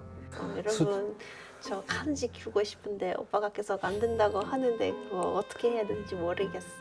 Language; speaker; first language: Korean; non-native, fluent; Ukrainian